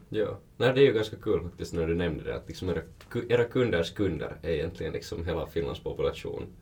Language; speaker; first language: Swedish; native; Swedish